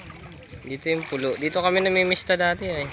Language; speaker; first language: Filipino; native; Filipino